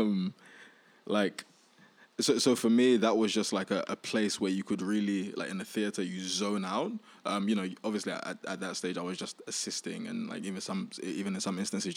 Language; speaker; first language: English; native; English